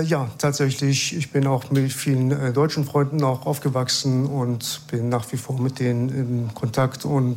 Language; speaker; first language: German; early bilingual, other home language; Persian